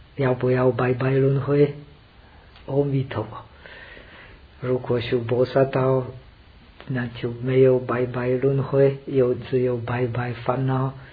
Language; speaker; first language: Chinese; non-native, fluent; Czech